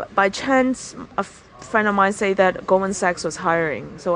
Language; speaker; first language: English; non-native, local second language; Cantonese